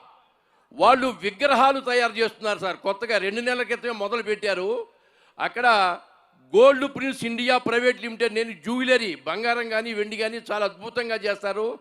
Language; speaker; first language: Telugu; native; Telugu